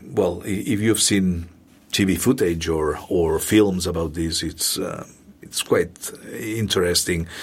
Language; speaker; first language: English; non-native, fluent; Spanish